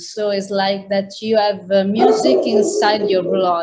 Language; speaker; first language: English; non-native, fluent; Italian